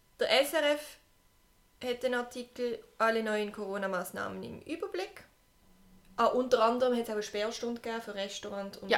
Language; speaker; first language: German; native; German